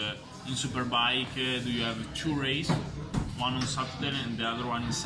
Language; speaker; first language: English; non-native, fluent; Italian